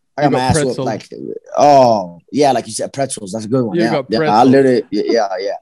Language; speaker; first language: English; early bilingual, other home language; Arabic